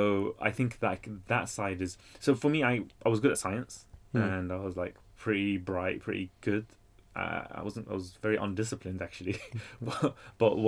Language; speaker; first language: English; native; English